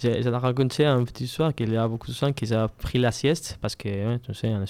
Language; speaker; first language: French; non-native, learner; Spanish